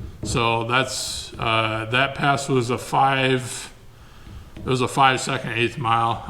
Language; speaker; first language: English; native; English